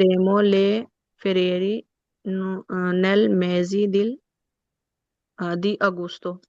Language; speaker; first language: Italian; non-native, learner; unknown